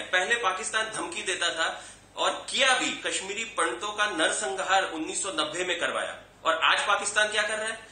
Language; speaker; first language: Hindi; native; Hindi